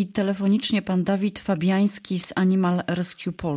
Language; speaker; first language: Polish; native; Polish